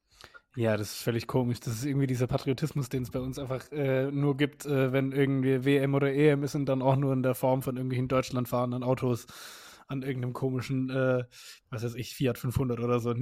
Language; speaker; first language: German; native; German